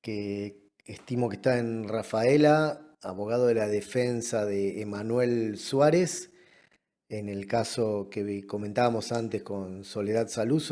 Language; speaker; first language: Spanish; native; Spanish